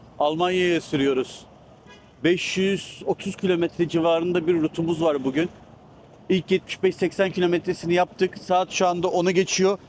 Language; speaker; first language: Turkish; early bilingual, heritage; Turkish